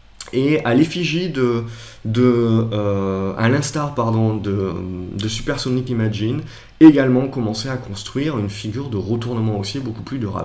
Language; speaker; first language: French; native; French